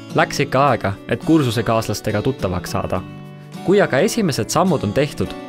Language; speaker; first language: Estonian; early bilingual, heritage; German